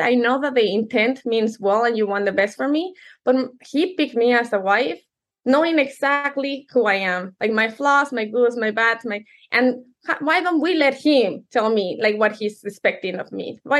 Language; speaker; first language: English; non-native, fluent; Spanish